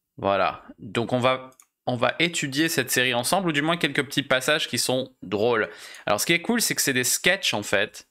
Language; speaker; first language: French; native; French